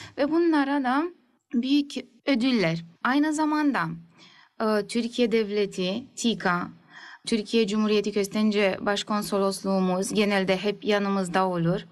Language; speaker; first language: Turkish; native; Turkish